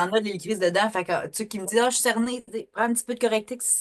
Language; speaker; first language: French; native; French